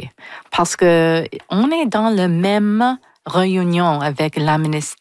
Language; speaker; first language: French; non-native, local second language; English